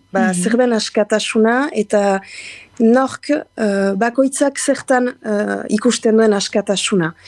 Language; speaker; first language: Basque; native; Basque